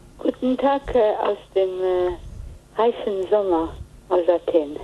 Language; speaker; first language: German; non-native, fluent; Greek